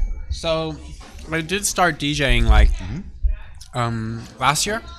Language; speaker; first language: English; early bilingual, heritage; English